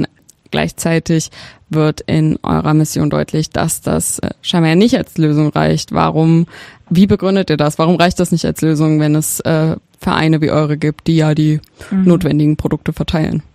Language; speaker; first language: German; native; German